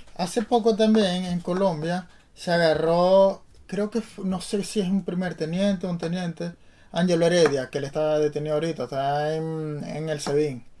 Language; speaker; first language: Spanish; native; Spanish